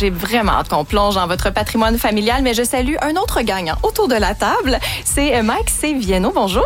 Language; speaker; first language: French; native; French